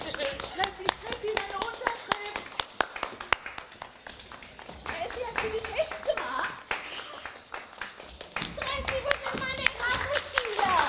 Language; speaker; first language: German; non-native, fluent; Portuguese